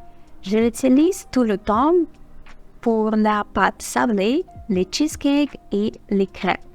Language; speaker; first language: French; non-native, fluent; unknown